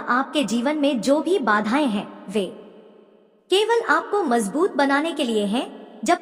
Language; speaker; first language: Hindi; native; Hindi